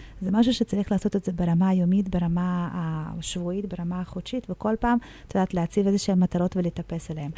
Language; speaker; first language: Hebrew; early bilingual, other home language; Russian